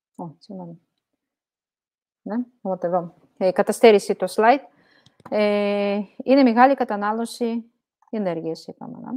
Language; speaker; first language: Greek; non-native, fluent; Russian